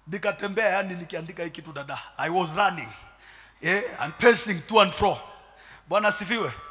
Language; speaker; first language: English; non-native, local second language; Swahili